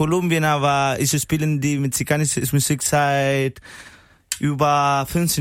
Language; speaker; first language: German; non-native, learner; Spanish